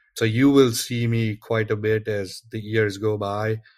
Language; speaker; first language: English; non-native, local second language; Gujarati